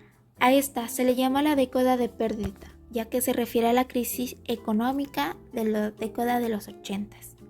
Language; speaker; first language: Spanish; native; Spanish